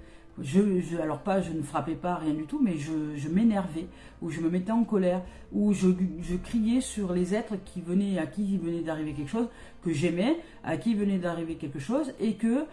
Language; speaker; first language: French; native; French